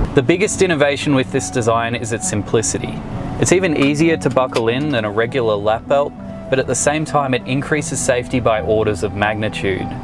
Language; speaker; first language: English; native; English